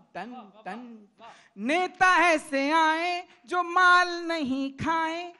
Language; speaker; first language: Hindi; native; Hindi